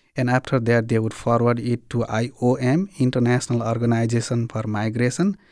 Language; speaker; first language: English; non-native, local second language; Nepali